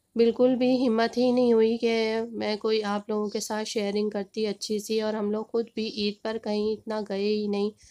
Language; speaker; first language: Hindi; native; Hindi